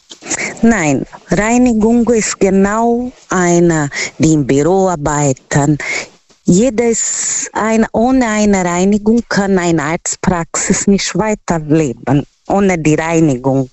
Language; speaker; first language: German; non-native, fluent; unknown